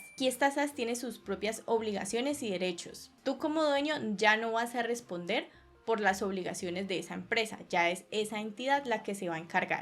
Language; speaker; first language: Spanish; native; Spanish